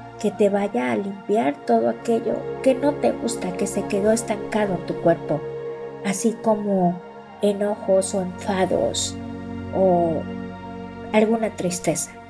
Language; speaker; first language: Spanish; native; Spanish